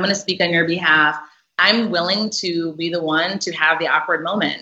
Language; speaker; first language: English; native; English